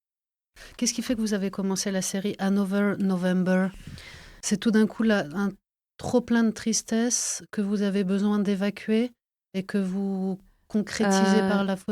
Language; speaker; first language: French; native; French